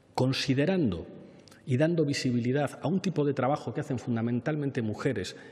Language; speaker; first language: Spanish; native; Spanish